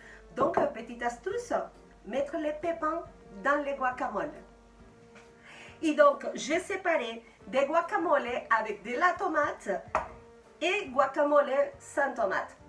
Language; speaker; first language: French; non-native, fluent; Spanish